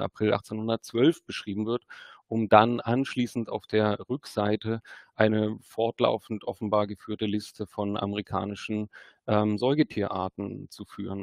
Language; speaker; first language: German; native; German